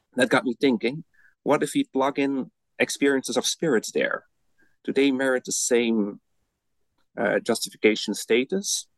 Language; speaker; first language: English; non-native, fluent; Dutch